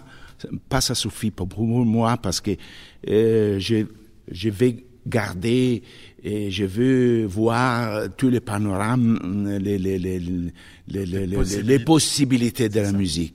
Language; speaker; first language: French; non-native, fluent; Italian